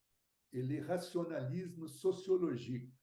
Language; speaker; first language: French; non-native, fluent; Portuguese